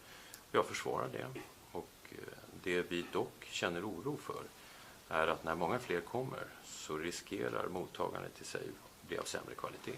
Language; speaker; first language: Swedish; native; Swedish